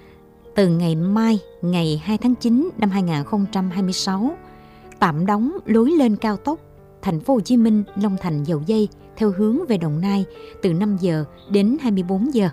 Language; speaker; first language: Vietnamese; native; Vietnamese